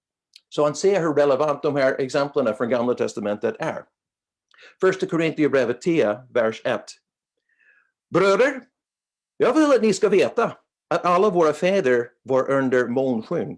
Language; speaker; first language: Swedish; non-native, fluent; English